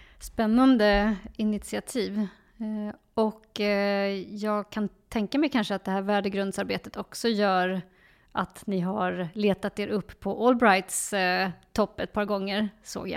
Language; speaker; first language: Swedish; native; Swedish